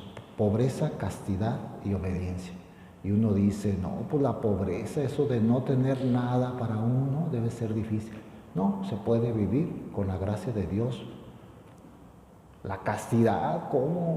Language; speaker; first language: Spanish; native; Spanish